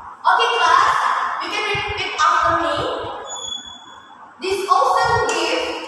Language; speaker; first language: English; non-native, local second language; Indonesian